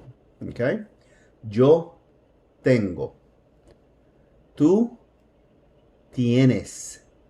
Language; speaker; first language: Spanish; non-native, fluent; English